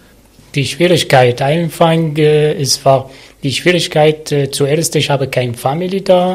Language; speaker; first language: German; non-native, learner; Arabic